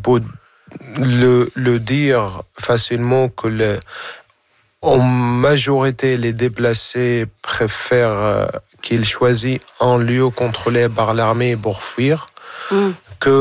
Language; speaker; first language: French; non-native, fluent; Arabic